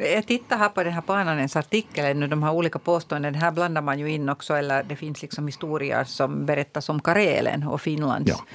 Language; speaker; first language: Swedish; native; Swedish